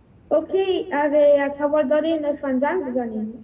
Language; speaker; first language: Persian; early bilingual, heritage; Persian